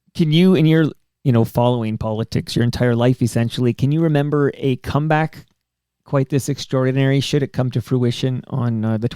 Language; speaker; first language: English; native; English